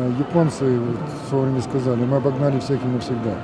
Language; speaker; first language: Russian; native; Russian